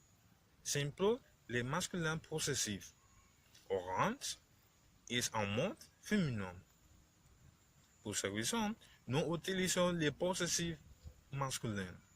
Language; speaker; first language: French; non-native, learner; Spanish